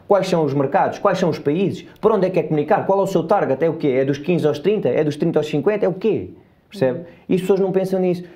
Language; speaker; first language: Portuguese; native; Portuguese